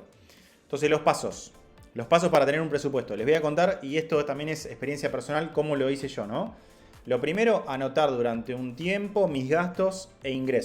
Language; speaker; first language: Spanish; native; Spanish